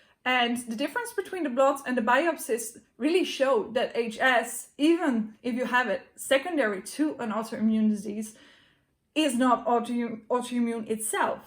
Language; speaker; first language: English; non-native, fluent; Dutch